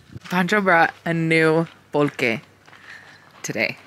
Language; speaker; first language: English; native; English